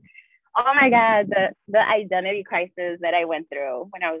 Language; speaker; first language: English; early bilingual, other home language; Spanish